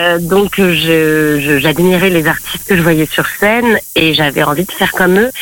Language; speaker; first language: French; native; French